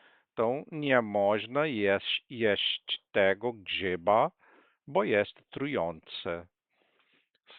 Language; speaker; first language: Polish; non-native, fluent; Portuguese